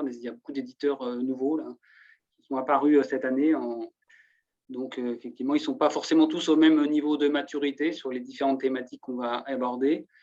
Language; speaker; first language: French; native; French